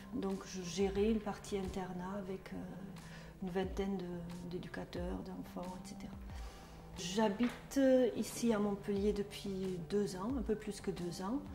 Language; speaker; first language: French; non-native, fluent; German